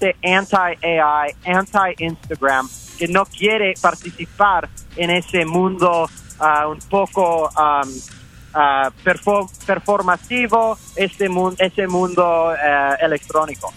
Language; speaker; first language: Spanish; early bilingual, heritage; English